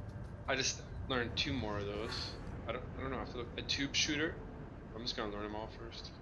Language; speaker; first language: English; native; English